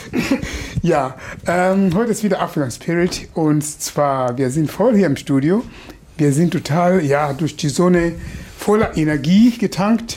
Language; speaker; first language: German; non-native, fluent; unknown